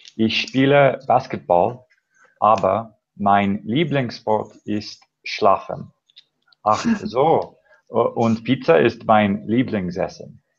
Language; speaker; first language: German; non-native, learner; English